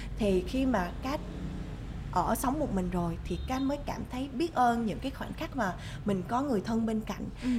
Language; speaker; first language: Vietnamese; early bilingual, heritage; Vietnamese